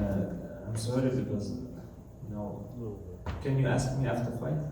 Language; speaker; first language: English; non-native, learner; Russian